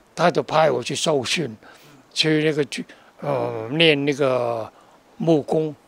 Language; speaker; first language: Chinese; non-native, local second language; Cantonese